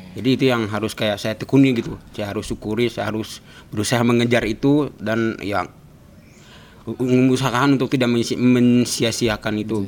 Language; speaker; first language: Indonesian; non-native, local second language; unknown